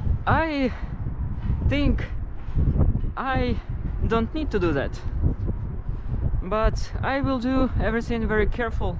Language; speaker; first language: English; non-native, learner; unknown